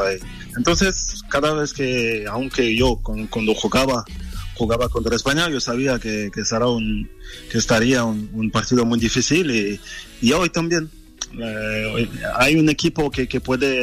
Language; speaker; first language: Spanish; non-native, learner; French